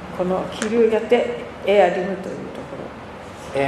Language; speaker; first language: Japanese; native; Japanese